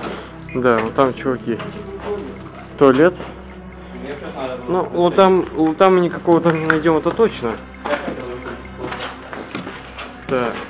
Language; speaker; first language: Russian; native; Russian